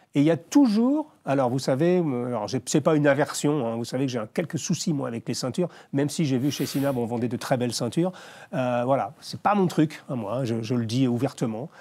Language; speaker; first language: French; native; French